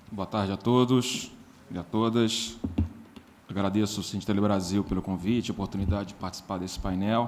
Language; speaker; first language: Portuguese; native; Portuguese